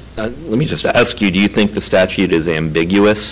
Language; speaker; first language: English; native; English